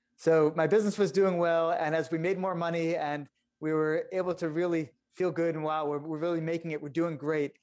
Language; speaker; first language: English; native; English